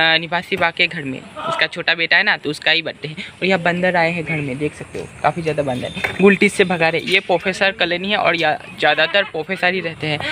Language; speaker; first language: Hindi; non-native, local second language; Assamese